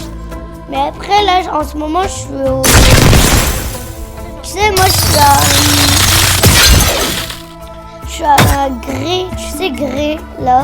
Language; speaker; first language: French; native; French